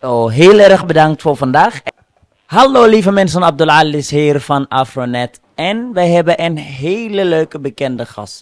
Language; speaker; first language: Dutch; non-native, fluent; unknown